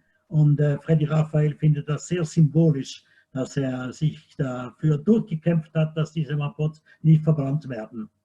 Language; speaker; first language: German; non-native, fluent; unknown